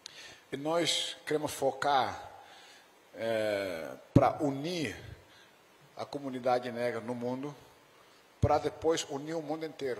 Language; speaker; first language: Portuguese; non-native, fluent; Dutch